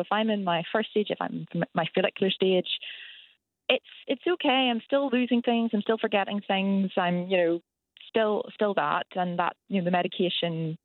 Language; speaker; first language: English; native; English